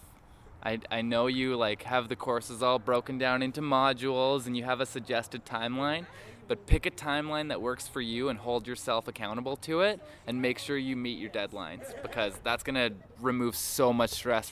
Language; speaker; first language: English; native; English